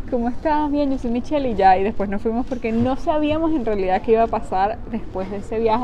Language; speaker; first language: Spanish; native; Spanish